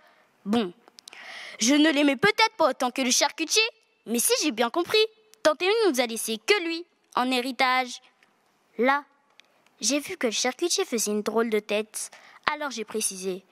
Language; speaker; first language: French; native; French